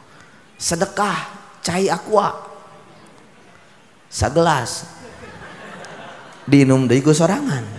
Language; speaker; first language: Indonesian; non-native, local second language; Sundanese